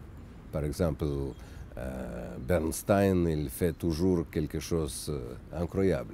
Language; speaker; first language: French; non-native, learner; Russian